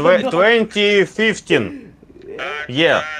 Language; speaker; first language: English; non-native, learner; Russian